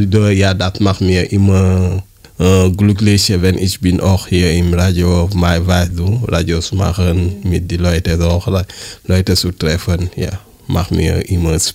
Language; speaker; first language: German; non-native, learner; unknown